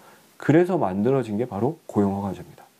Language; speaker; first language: Korean; native; Korean